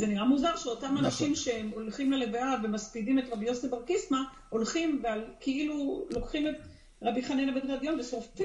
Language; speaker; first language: Hebrew; native; Hebrew